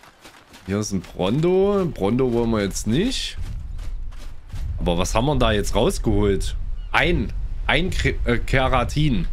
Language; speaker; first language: German; native; German